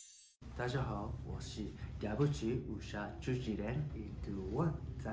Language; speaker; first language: Chinese; non-native, learner; Japanese